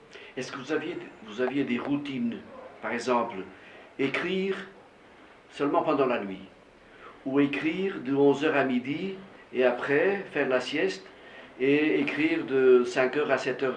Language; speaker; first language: French; non-native, fluent; Portuguese